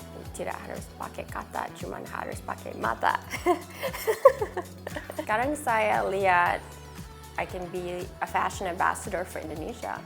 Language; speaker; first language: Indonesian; non-native, learner; English